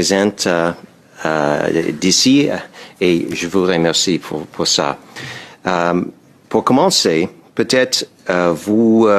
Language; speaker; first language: French; non-native, learner; English